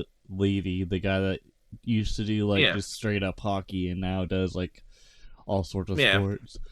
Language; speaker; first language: English; native; English